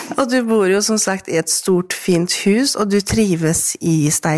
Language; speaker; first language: Norwegian; native; Norwegian